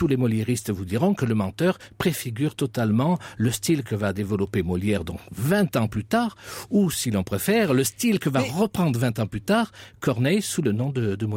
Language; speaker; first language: French; native; French